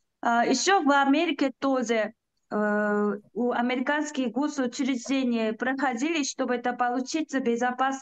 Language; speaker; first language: Russian; non-native, learner; Korean